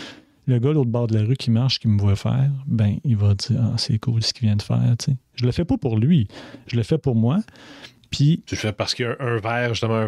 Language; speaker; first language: French; native; French